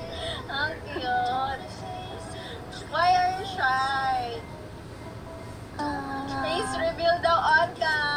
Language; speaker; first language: English; non-native, local second language; Filipino